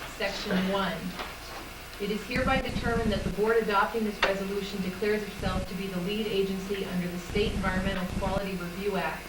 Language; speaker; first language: English; native; English